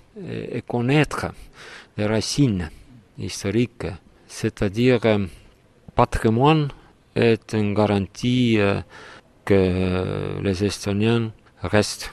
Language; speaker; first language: French; non-native, fluent; Estonian